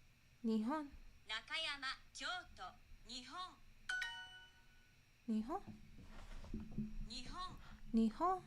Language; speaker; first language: Japanese; non-native, learner; English